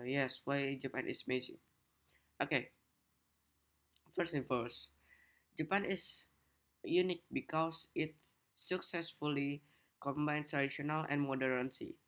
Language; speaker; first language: English; non-native, learner; Indonesian